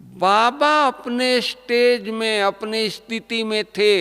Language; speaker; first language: Hindi; native; Hindi